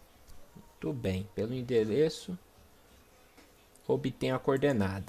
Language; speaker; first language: Portuguese; native; Portuguese